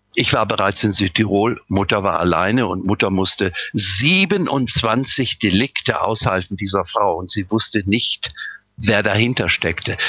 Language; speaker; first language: German; native; German